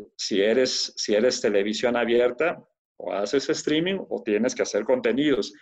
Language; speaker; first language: Spanish; native; Spanish